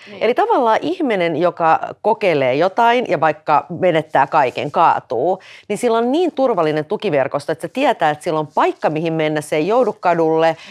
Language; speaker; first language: Finnish; early bilingual, other home language; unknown